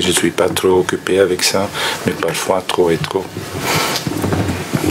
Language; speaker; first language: French; non-native, fluent; Dutch